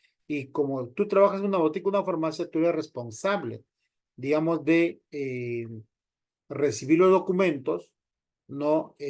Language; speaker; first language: Spanish; native; Spanish